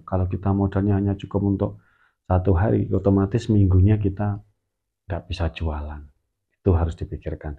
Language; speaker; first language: Indonesian; native; Indonesian